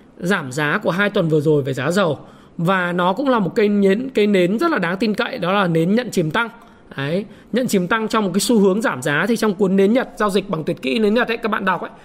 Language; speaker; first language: Vietnamese; native; Vietnamese